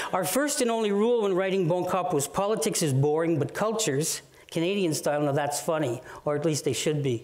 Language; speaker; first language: English; native; English